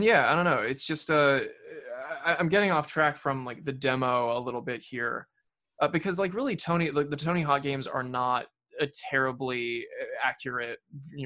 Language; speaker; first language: English; native; English